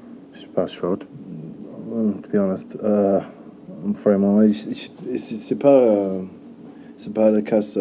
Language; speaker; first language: French; non-native, learner; English